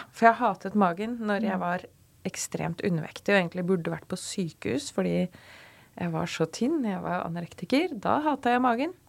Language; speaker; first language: Norwegian; native; Norwegian